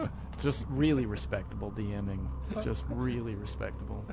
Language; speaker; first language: English; native; English